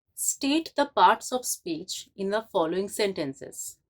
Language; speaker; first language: English; non-native, local second language; Bangla